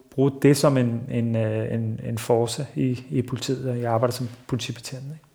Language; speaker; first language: Danish; early bilingual, other home language; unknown